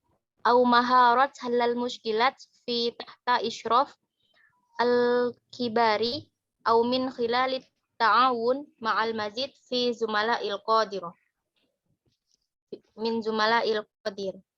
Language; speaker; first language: Arabic; non-native, learner; Indonesian